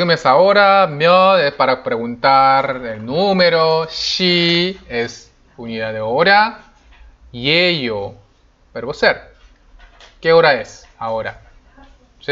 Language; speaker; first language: Spanish; non-native, fluent; Korean